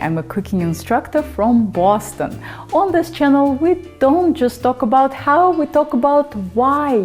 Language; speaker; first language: English; early bilingual, other home language; Russian